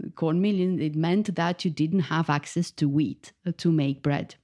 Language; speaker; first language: English; non-native, fluent; Romanian